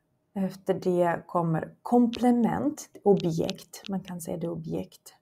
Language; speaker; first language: Swedish; non-native, fluent; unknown